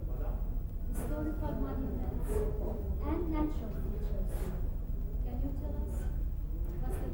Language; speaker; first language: English; non-native, fluent; Persian